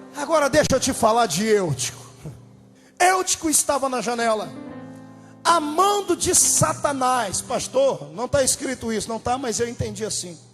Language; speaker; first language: Portuguese; native; Portuguese